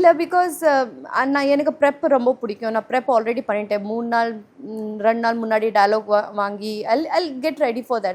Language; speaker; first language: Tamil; non-native, learner; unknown